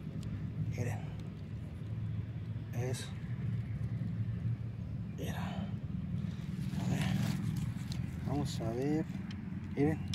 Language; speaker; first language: Spanish; native; Spanish